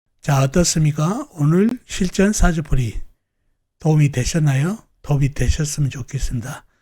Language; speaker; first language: Korean; native; Korean